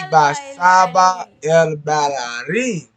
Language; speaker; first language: Spanish; non-native, learner; English